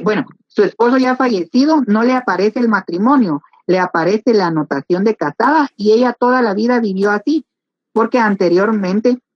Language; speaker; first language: Spanish; native; Spanish